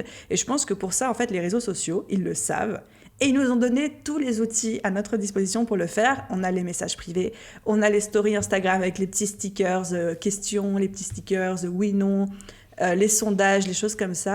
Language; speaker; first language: French; native; French